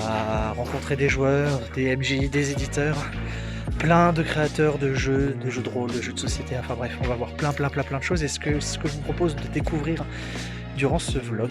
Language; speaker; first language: French; native; French